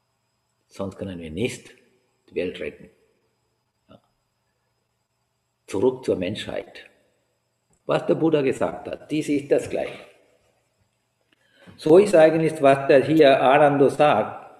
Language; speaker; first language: German; non-native, learner; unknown